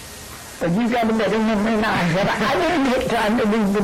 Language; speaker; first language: English; native; English